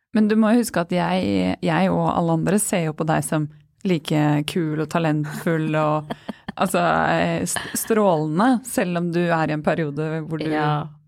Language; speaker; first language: Norwegian; native; Norwegian